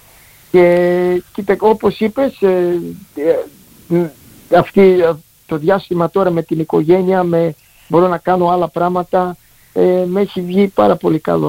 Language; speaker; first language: Greek; early bilingual, heritage; Greek